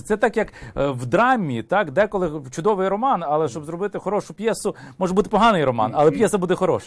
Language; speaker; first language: Ukrainian; native; Ukrainian